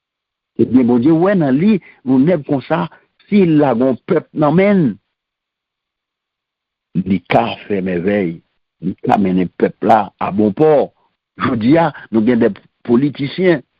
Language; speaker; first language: French; non-native, local second language; Haitian Creole